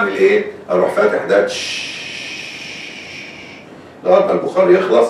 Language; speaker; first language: Arabic; native; Arabic